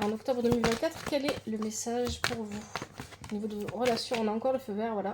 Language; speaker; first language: French; native; French